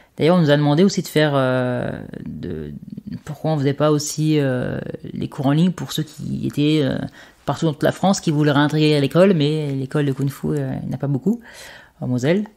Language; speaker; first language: French; native; French